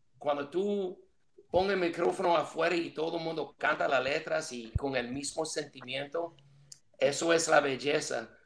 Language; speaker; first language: Spanish; non-native, fluent; English